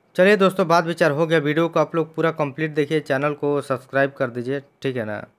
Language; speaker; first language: Hindi; native; Hindi